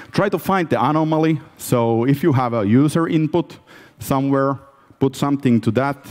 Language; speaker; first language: English; non-native, fluent; Finnish